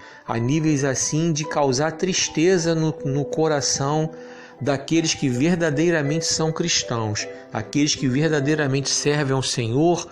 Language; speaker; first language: Portuguese; native; Portuguese